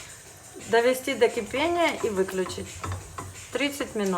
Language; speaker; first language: Russian; native; Russian